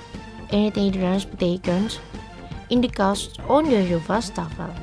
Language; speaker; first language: Dutch; non-native, learner; Indonesian